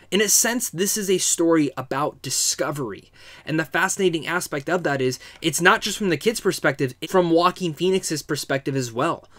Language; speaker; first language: English; native; English